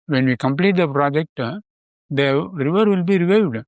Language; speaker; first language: English; non-native, local second language; Tamil